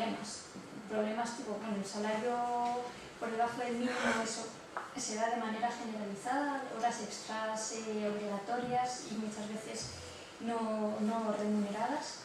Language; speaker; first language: Spanish; native; Spanish